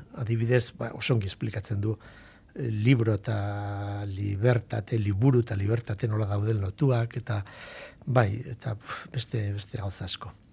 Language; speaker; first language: Basque; non-native, local second language; Spanish